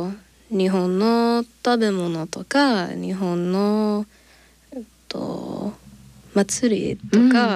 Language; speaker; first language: Japanese; non-native, learner; English